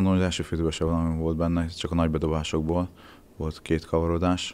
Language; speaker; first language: Hungarian; native; Hungarian